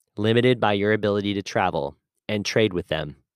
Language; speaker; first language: English; native; English